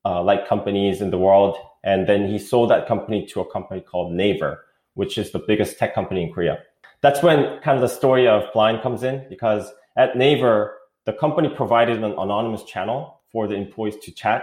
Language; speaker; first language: English; non-native, fluent; Korean